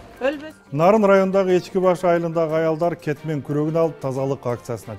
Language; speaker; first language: Kyrgyz; native; Kyrgyz